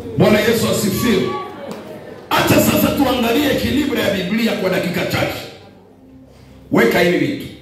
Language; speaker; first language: Swahili; non-native, local second language; Nande